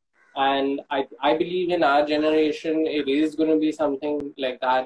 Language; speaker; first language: English; non-native, local second language; Hindi